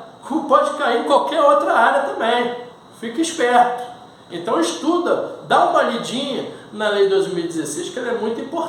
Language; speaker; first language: Portuguese; native; Portuguese